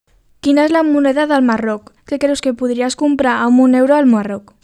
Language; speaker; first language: Catalan; native; Catalan